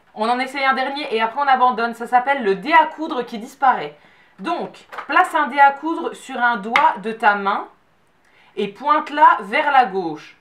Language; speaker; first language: French; native; French